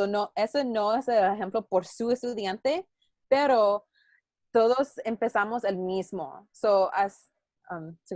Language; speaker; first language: Spanish; non-native, learner; English